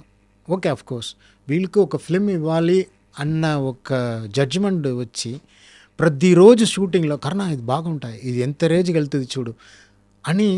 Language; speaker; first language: Telugu; non-native, fluent; Tamil